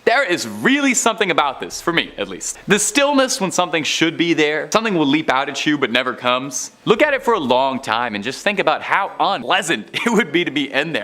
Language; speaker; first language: English; native; English